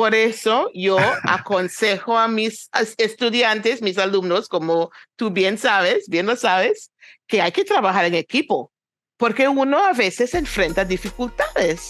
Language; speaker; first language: Spanish; non-native, fluent; English